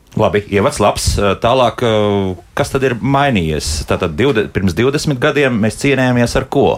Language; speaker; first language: Latvian; native; Latvian